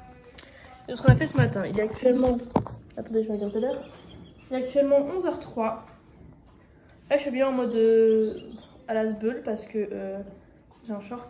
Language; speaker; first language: French; native; French